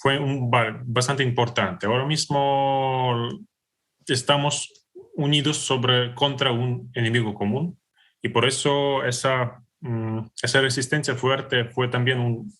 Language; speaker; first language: Spanish; non-native, fluent; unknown